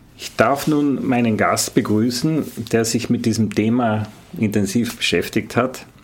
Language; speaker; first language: German; native; German